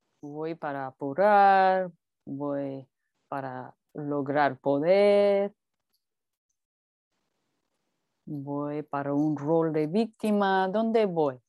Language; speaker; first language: Spanish; non-native, fluent; English